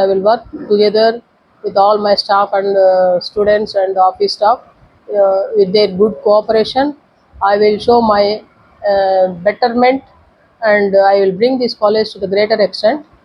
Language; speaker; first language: English; non-native, local second language; Telugu